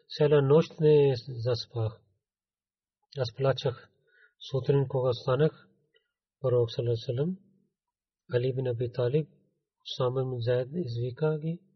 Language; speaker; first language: Bulgarian; non-native, learner; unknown